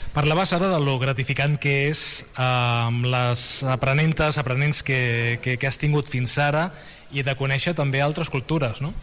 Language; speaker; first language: Catalan; native; Catalan